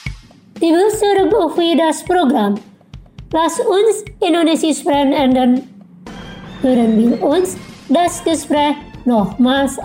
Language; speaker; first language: German; non-native, fluent; Indonesian